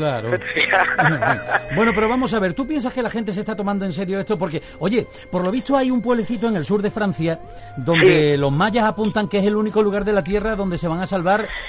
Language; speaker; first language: Spanish; native; Spanish